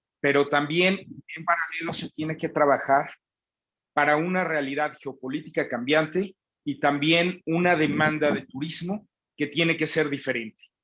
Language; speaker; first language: Spanish; native; Spanish